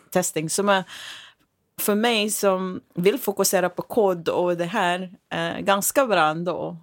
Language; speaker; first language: Swedish; non-native, fluent; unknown